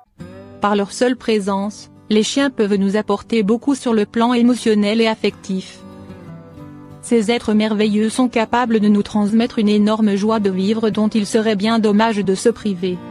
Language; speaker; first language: French; native; French